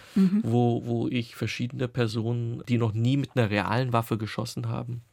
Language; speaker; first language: German; native; German